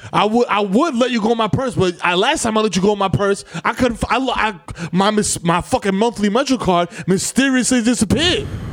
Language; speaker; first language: English; early bilingual, other home language; Spanish